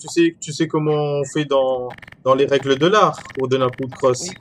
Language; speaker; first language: French; native; French